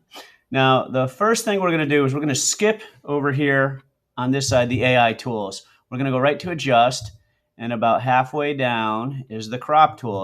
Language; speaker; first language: English; native; English